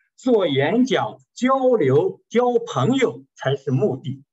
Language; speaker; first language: Chinese; non-native, learner; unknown